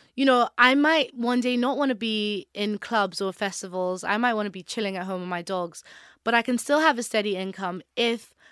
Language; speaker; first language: English; non-native, local second language; Yoruba